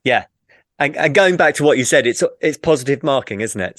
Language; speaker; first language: English; native; English